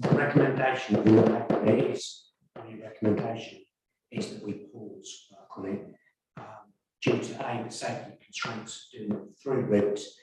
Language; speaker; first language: English; native; English